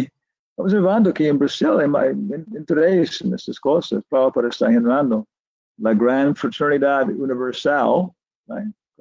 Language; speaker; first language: Spanish; non-native, learner; English